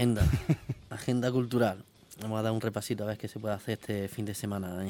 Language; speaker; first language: Spanish; native; Spanish